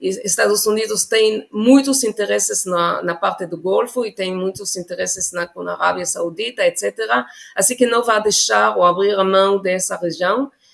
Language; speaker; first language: Portuguese; non-native, fluent; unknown